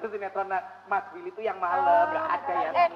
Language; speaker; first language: Indonesian; native; Indonesian